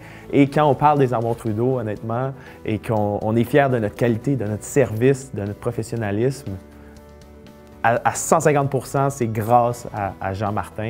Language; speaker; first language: French; native; French